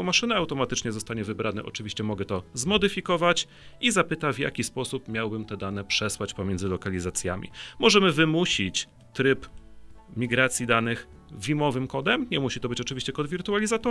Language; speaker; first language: Polish; native; Polish